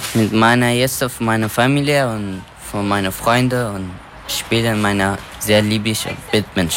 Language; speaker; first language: German; non-native, learner; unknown